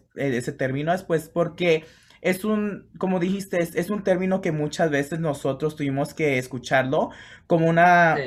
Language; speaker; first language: Spanish; early bilingual, heritage; Spanish